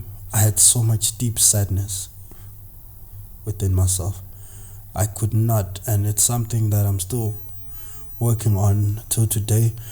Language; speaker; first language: English; non-native, local second language; Zulu